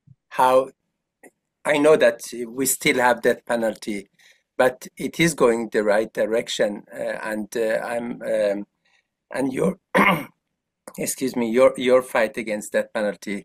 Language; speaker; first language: English; non-native, fluent; Persian